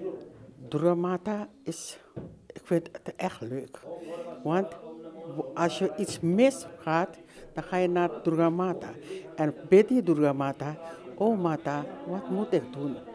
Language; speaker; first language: Dutch; non-native, learner; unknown